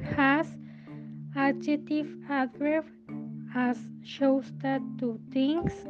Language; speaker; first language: English; non-native, learner; Spanish